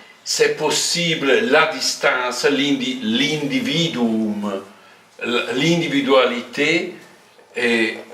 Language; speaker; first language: French; non-native, fluent; Italian